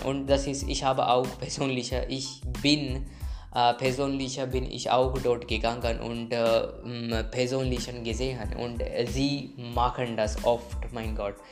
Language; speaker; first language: German; non-native, learner; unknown